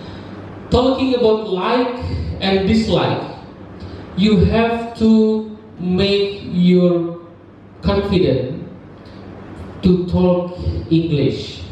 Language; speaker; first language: English; non-native, learner; Indonesian